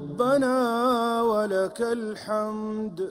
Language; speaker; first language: Arabic; native; Arabic